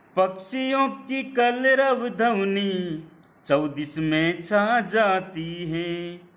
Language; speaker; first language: Hindi; native; Hindi